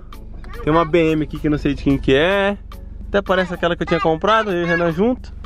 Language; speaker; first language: Portuguese; native; Portuguese